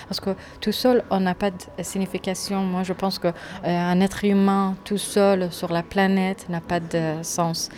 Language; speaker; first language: French; non-native, fluent; Persian